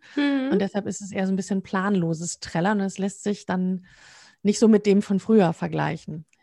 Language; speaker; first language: German; native; German